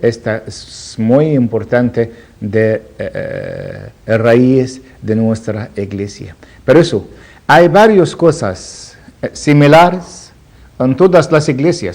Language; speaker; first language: Spanish; non-native, learner; Arabic